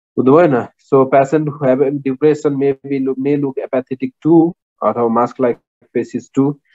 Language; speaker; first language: English; non-native, local second language; Nepali